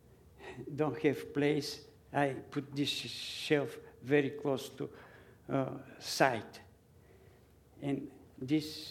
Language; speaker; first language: English; non-native, learner; Bulgarian